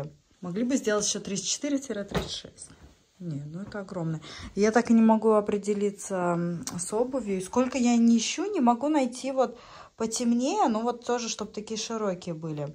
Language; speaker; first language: Russian; native; Russian